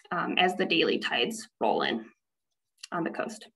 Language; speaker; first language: English; native; English